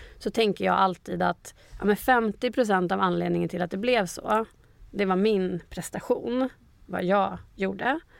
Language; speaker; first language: Swedish; native; Swedish